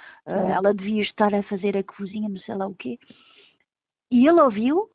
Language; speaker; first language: Portuguese; early bilingual, heritage; Portuguese